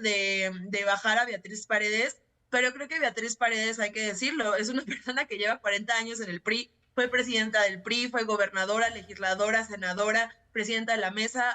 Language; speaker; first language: Spanish; native; Spanish